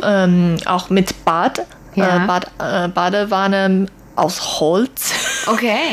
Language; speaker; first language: German; non-native, learner; Chinese